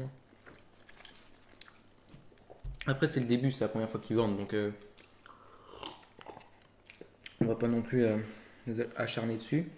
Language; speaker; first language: French; native; French